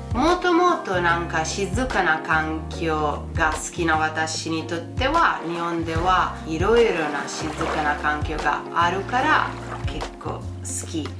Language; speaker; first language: Japanese; non-native, fluent; Italian